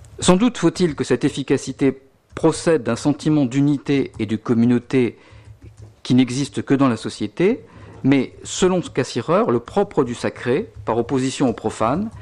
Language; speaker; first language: French; native; French